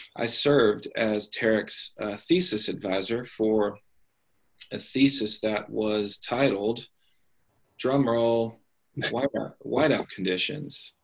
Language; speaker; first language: English; native; English